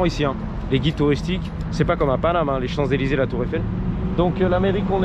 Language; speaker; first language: French; native; French